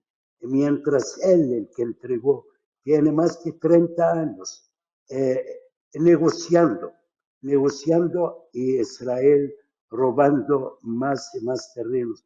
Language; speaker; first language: Spanish; non-native, fluent; Arabic